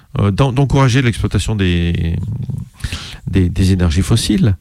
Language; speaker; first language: French; native; French